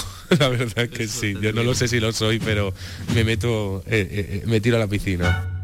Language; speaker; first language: Spanish; native; Spanish